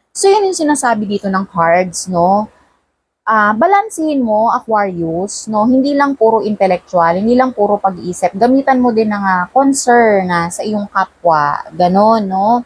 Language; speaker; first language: Filipino; non-native, local second language; Cebuano